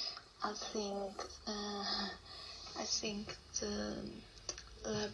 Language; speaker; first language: English; non-native, learner; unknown